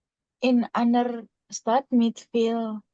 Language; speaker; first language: German; non-native, learner; Indonesian